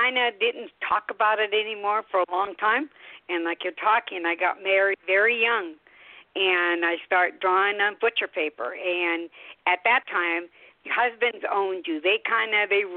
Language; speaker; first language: English; early bilingual, other home language; Spanish